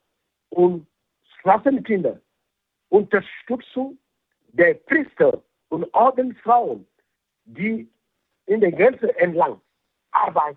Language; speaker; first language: German; non-native, fluent; French